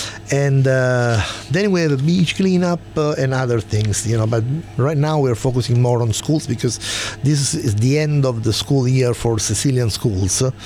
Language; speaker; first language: English; non-native, fluent; Italian